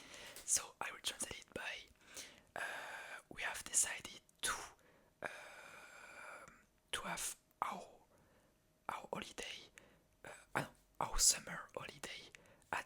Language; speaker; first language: English; non-native, learner; French